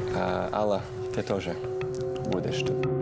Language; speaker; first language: Ukrainian; early bilingual, heritage; Ukrainian